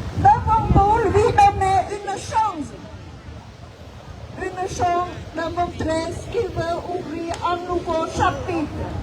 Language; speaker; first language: French; non-native, fluent; Khmer